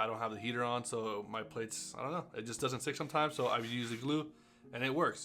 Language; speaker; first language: English; native; English